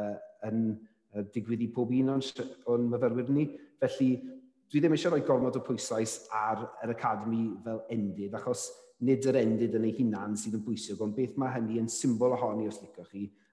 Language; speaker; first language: Welsh; native; Welsh